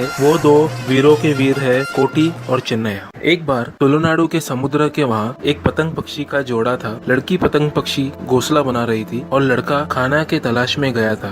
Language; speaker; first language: Hindi; non-native, local second language; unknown